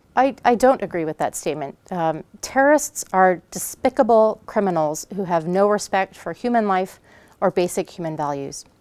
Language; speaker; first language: English; native; English